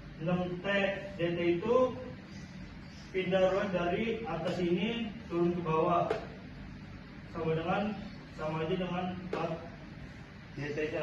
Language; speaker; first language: Indonesian; native; Indonesian